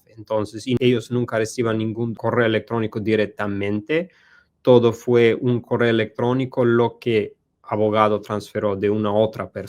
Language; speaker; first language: Spanish; non-native, learner; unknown